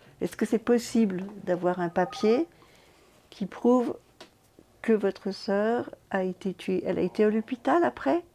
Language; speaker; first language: French; native; French